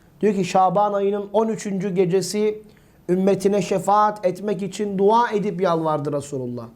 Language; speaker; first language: Turkish; native; Turkish